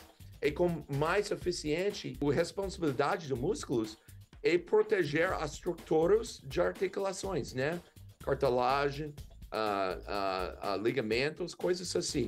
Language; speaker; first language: Portuguese; non-native, learner; English